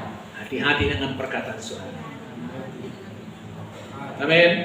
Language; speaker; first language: Indonesian; native; Indonesian